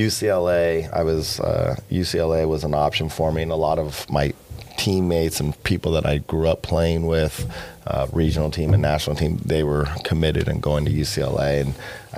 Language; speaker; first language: English; native; English